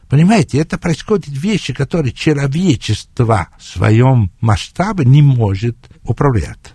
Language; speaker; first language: Russian; non-native, fluent; Italian